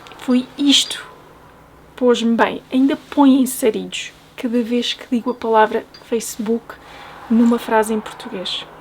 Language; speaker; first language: Portuguese; native; Portuguese